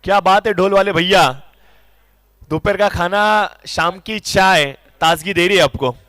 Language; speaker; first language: Hindi; non-native, local second language; Marathi